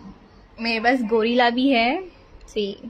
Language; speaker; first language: Hindi; native; Hindi